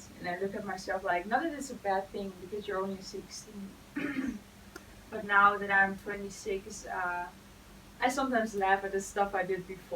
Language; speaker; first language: English; non-native, fluent; Dutch